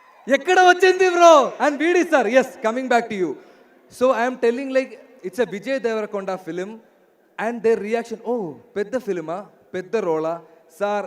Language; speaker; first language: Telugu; non-native, learner; Malayalam